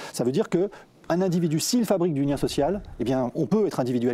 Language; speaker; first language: French; native; French